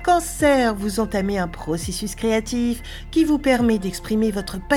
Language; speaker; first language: French; native; French